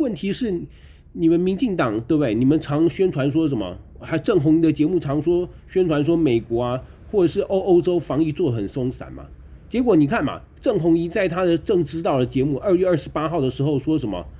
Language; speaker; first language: Chinese; native; Chinese